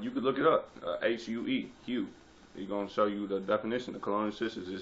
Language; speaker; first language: English; native; English